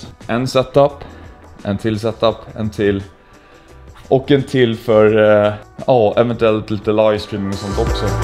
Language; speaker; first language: Swedish; native; Swedish